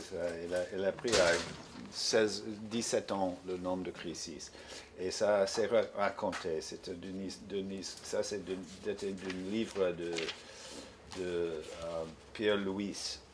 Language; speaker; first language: French; non-native, fluent; English